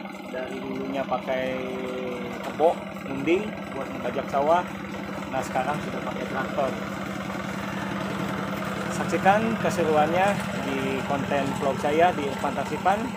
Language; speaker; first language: Indonesian; native; Indonesian